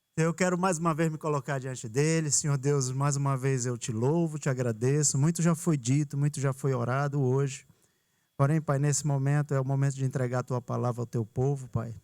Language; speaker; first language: Portuguese; native; Portuguese